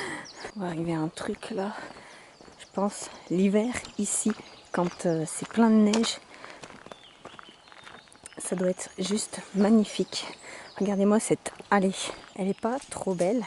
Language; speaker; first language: French; native; French